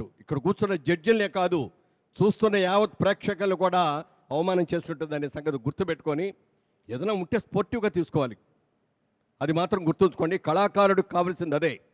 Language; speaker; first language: Telugu; native; Telugu